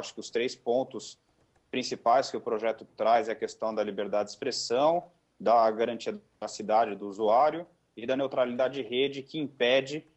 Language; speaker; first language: Portuguese; native; Portuguese